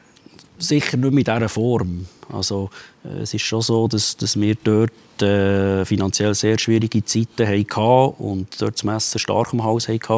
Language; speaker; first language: German; native; German